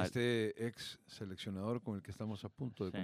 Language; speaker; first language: Spanish; native; Spanish